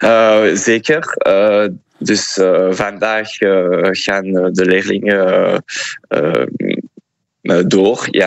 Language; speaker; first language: Dutch; non-native, fluent; French